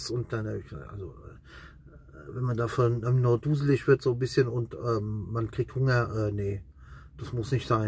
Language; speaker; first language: German; native; German